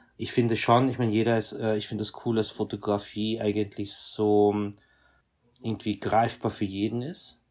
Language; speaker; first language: German; native; German